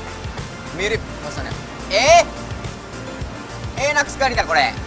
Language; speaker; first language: Indonesian; non-native, learner; Japanese